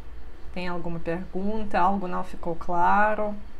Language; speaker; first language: Portuguese; non-native, fluent; Russian